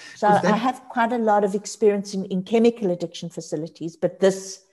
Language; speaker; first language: English; native; English